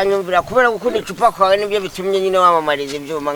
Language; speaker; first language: Kinyarwanda; native; Kinyarwanda